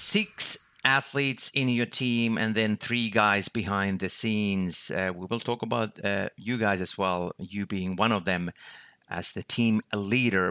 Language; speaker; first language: English; non-native, fluent; Finnish